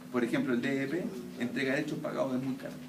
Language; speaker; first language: Spanish; native; Spanish